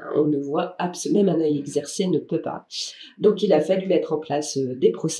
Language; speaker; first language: French; native; French